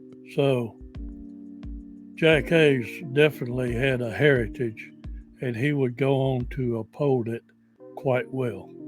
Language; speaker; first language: English; native; English